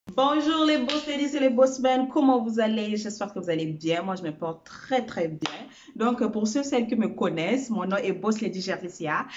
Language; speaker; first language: French; early bilingual, other home language; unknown